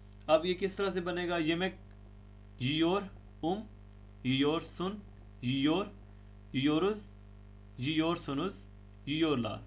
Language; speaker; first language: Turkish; non-native, fluent; Urdu